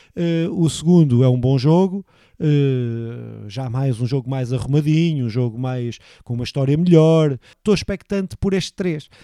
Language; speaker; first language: Portuguese; native; Portuguese